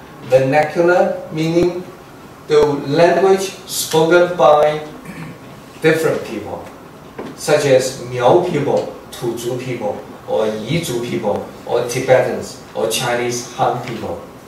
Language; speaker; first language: English; non-native, fluent; Chinese